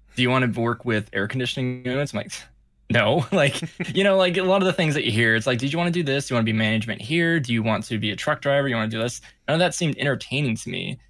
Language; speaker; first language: English; native; English